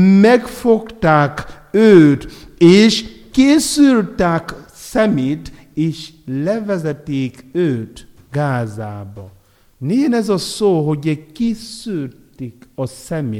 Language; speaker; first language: Hungarian; non-native, learner; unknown